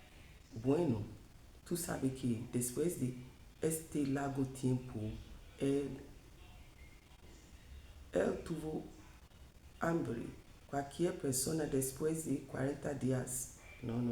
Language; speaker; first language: Spanish; non-native, fluent; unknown